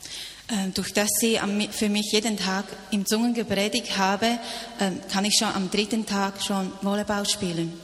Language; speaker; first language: German; non-native, learner; Cantonese